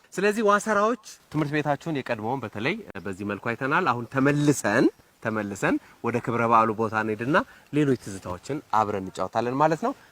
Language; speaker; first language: Amharic; native; Amharic